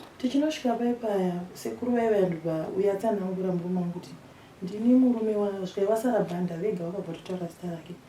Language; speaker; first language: Shona; early bilingual, other home language; Nyanja